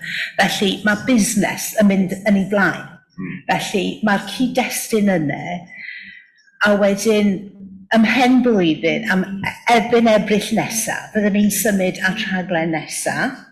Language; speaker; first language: Welsh; native; Welsh